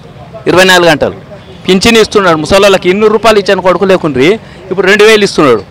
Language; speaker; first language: Telugu; native; Telugu